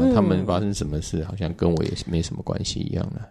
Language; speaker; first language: Chinese; native; Chinese